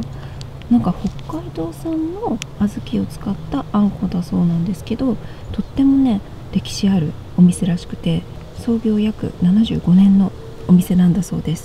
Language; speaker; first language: Japanese; native; Japanese